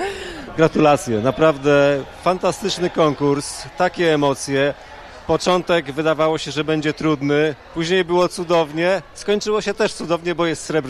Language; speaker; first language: Polish; native; Polish